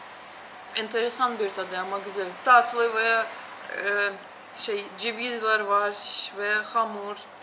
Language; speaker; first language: Turkish; non-native, learner; Russian